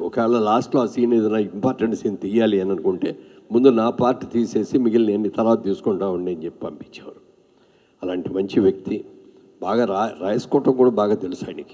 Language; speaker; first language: Telugu; native; Telugu